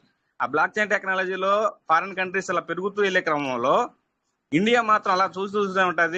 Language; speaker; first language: Telugu; native; Telugu